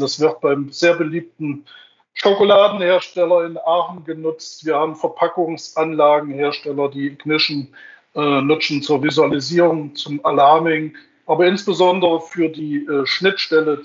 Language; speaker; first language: German; native; German